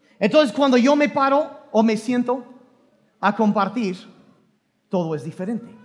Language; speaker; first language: Spanish; non-native, fluent; English